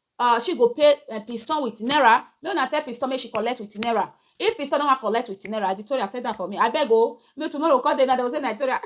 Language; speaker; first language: Nigerian Pidgin; native; Nigerian Pidgin